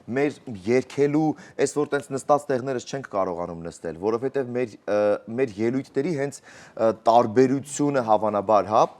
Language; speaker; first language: Armenian; native; Armenian